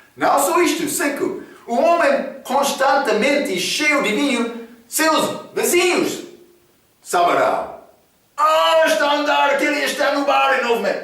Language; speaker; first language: Portuguese; non-native, fluent; English